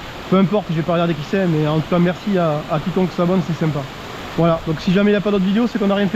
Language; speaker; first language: French; native; French